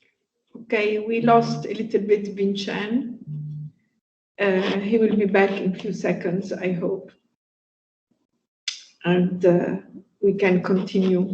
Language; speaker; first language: English; non-native, fluent; Italian